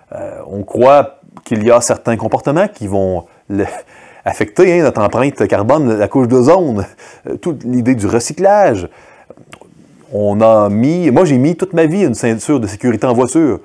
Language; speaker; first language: French; native; French